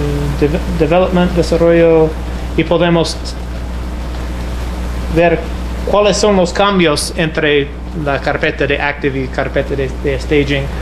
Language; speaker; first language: Spanish; non-native, fluent; English